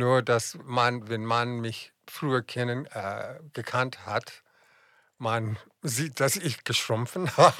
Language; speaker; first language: German; non-native, fluent; English